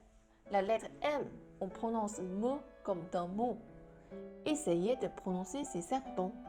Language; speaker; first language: French; non-native, fluent; Chinese